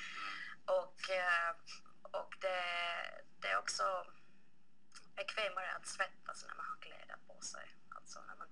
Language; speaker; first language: Swedish; non-native, local second language; Finnish